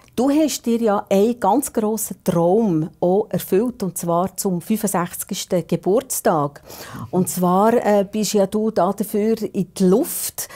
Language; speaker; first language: German; native; German